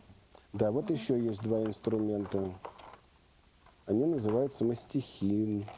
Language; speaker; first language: Russian; native; Russian